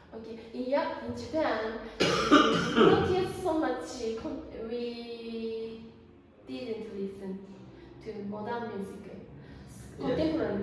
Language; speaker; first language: English; non-native, learner; Japanese